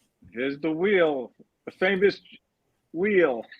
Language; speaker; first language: English; native; English